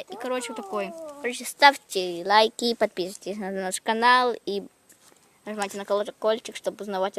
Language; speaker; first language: Russian; native; Russian